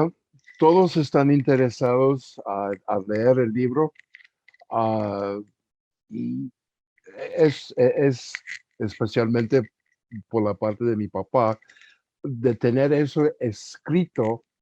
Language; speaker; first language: Spanish; early bilingual, heritage; Spanish